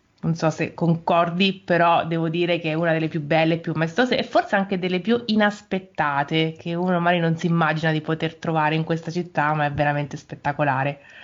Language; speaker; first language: Italian; native; Italian